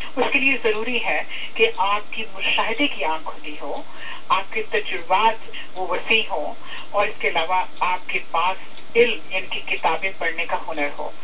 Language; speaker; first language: Urdu; native; Urdu